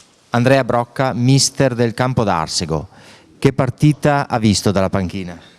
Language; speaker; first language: Italian; native; Italian